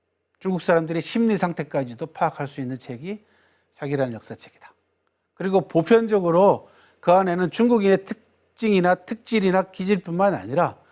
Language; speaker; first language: Korean; native; Korean